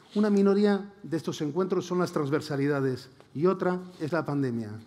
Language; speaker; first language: Spanish; native; Spanish